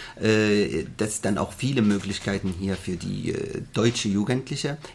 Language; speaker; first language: German; non-native, fluent; Arabic